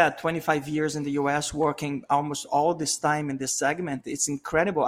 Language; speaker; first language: English; non-native, fluent; Portuguese